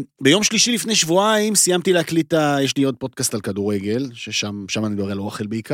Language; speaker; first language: Hebrew; native; Hebrew